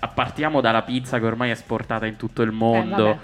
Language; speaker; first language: Italian; native; Italian